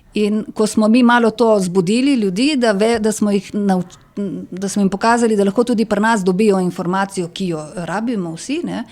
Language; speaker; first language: Slovenian; native; Slovenian